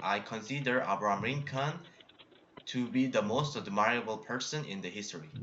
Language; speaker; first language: English; non-native, learner; Korean